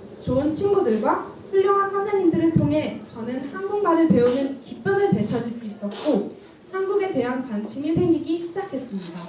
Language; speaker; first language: Korean; early bilingual, heritage; Korean